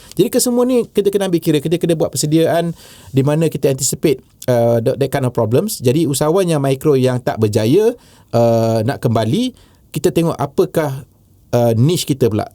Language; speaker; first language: Malay; native; Malay